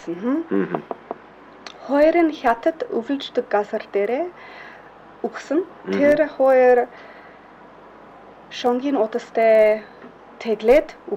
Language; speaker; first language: Mongolian; non-native, fluent; English